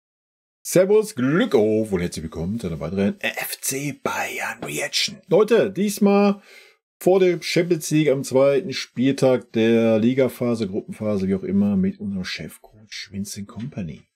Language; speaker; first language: German; native; German